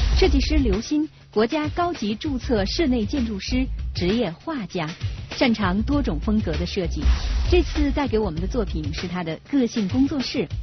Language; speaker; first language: Chinese; native; Chinese